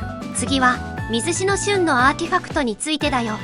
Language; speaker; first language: Japanese; native; Japanese